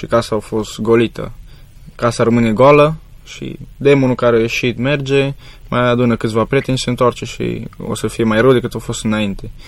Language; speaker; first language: Romanian; native; Romanian